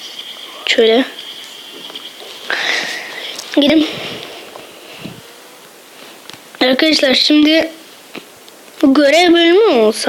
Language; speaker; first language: Turkish; native; Turkish